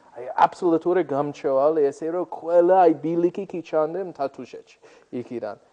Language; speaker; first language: Georgian; non-native, fluent; English